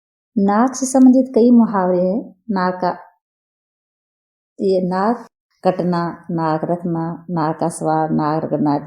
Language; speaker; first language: Hindi; native; Hindi